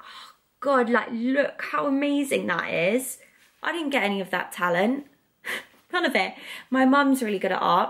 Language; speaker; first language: English; native; English